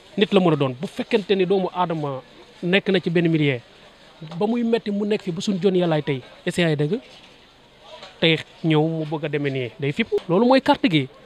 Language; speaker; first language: Wolof; native; Wolof